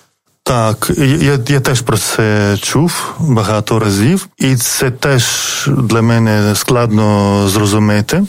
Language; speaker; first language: Ukrainian; non-native, fluent; Lithuanian